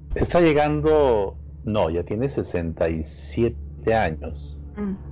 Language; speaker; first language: Spanish; native; Spanish